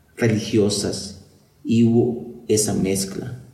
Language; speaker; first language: Spanish; non-native, local second language; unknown